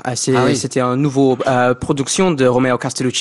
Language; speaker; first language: French; non-native, fluent; English